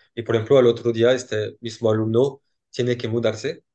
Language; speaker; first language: Spanish; non-native, fluent; French